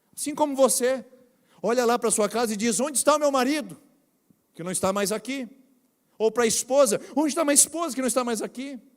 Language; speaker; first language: Portuguese; native; Portuguese